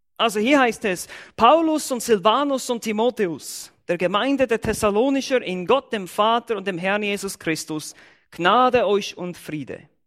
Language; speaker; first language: German; native; German